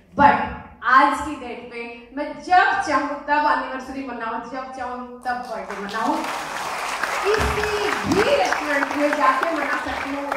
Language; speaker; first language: Hindi; non-native, local second language; Odia